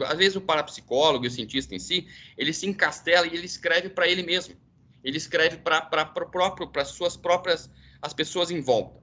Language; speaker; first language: Portuguese; native; Portuguese